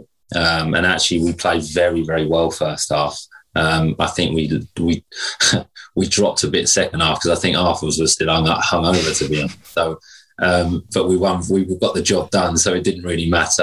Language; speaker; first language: English; native; English